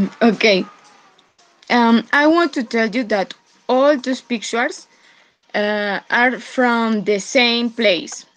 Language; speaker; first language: English; non-native, fluent; Spanish